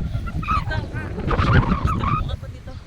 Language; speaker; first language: Filipino; non-native, learner; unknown